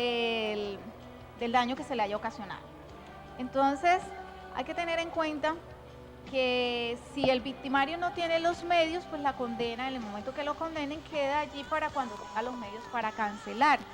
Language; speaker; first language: Spanish; native; Spanish